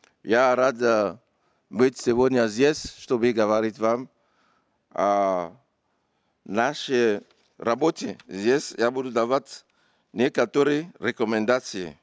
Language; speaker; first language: Russian; non-native, fluent; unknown